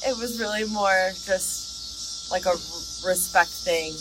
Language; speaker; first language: English; early bilingual, other home language; Serbian